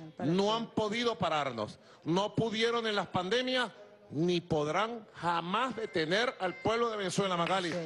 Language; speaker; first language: Spanish; native; Spanish